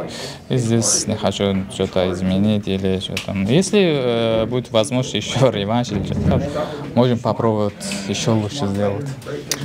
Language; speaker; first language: Russian; non-native, fluent; Uzbek